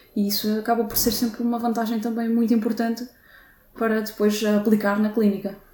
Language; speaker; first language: Portuguese; native; Portuguese